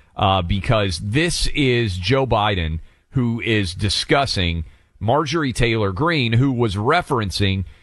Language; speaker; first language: English; native; English